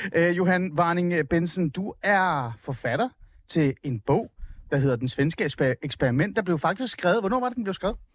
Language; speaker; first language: Danish; early bilingual, other home language; Persian